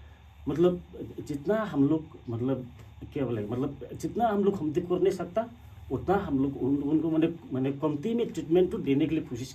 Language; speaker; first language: Hindi; non-native, local second language; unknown